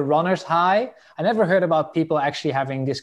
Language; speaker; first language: English; non-native, fluent; Dutch